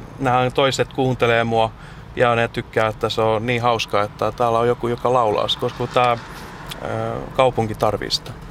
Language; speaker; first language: Finnish; early bilingual, heritage; Finnish